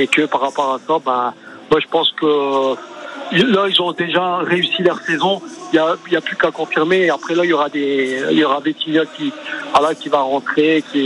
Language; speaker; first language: French; native; French